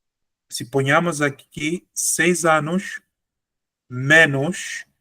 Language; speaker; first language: Portuguese; non-native, fluent; Spanish